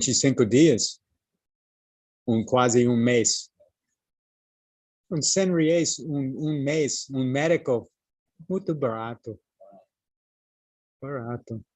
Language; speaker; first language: Portuguese; non-native, learner; English